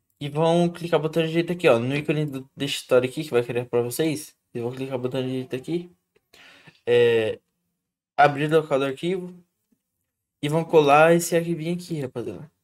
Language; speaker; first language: Portuguese; native; Portuguese